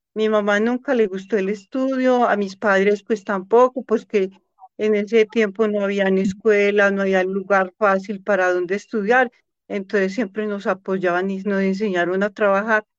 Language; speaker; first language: Spanish; native; Spanish